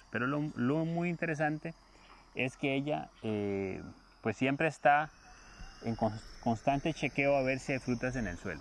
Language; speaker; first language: Spanish; native; Spanish